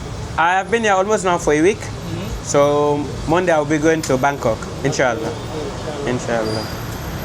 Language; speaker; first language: English; non-native, fluent; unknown